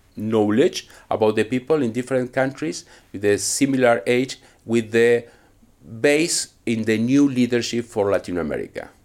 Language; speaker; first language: English; non-native, learner; Spanish